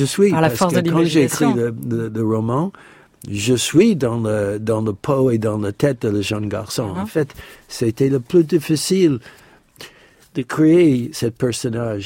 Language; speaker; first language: French; non-native, fluent; English